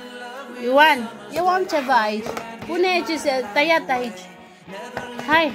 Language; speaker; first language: Romanian; non-native, learner; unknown